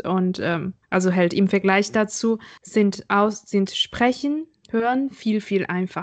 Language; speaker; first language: German; non-native, fluent; Chinese